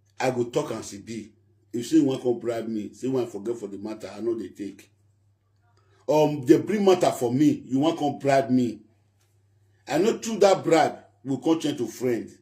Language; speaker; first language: Nigerian Pidgin; native; Nigerian Pidgin